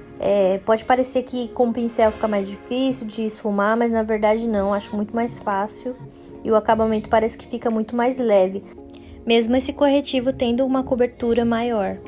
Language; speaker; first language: Portuguese; native; Portuguese